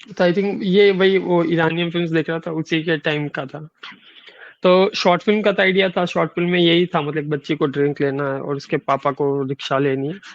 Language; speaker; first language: Hindi; non-native, local second language; Gujarati